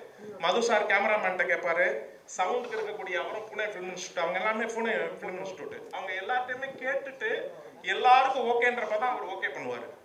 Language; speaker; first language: Tamil; native; Tamil